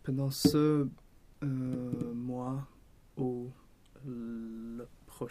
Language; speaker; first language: French; non-native, learner; Swedish